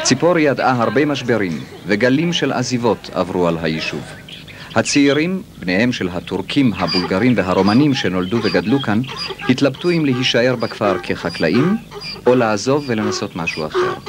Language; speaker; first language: Hebrew; native; Hebrew